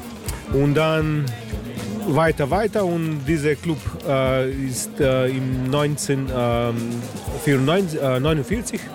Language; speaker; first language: German; non-native, learner; Slovenian